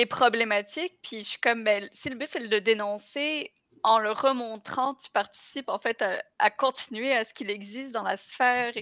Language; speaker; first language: French; native; French